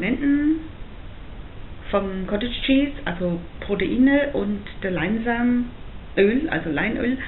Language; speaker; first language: German; non-native, fluent; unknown